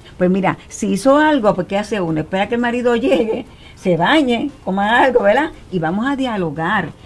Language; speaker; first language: Spanish; early bilingual, heritage; Spanish